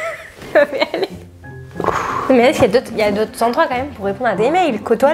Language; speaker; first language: French; native; French